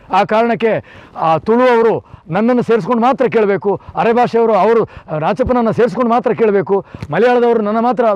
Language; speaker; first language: Kannada; non-native, local second language; Kodava